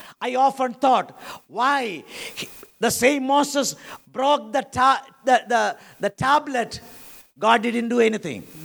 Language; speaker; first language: English; non-native, local second language; Malayalam